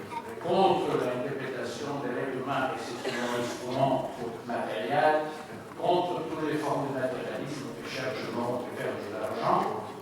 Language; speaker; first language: French; non-native, learner; Spanish